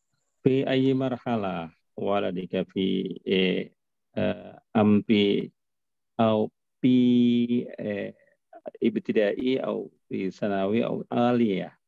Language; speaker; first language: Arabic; non-native, learner; Indonesian